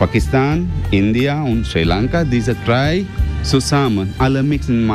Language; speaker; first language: German; non-native, learner; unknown